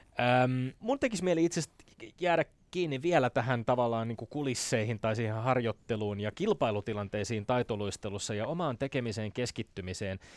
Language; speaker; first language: Finnish; native; Finnish